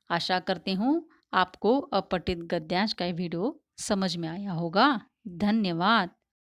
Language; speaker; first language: Hindi; non-native, local second language; Tamil